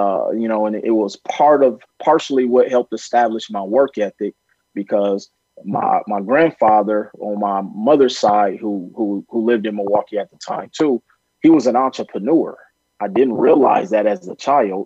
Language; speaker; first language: English; native; English